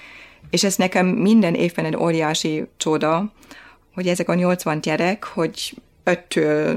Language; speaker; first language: Hungarian; non-native, fluent; German